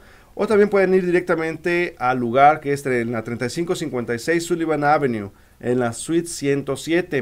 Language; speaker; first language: Spanish; native; Spanish